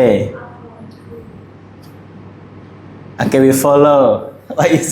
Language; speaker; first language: English; non-native, fluent; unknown